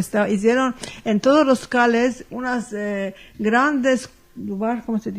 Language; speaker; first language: Spanish; early bilingual, heritage; Ladino